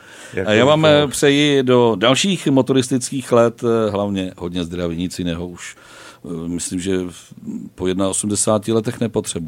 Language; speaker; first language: Czech; native; Czech